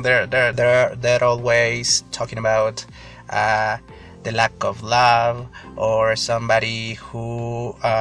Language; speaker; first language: English; non-native, fluent; Spanish